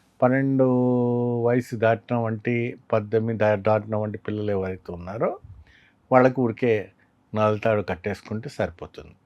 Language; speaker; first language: Telugu; non-native, fluent; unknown